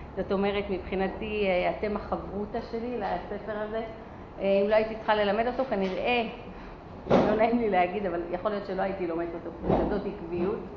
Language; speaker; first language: Hebrew; early bilingual, other home language; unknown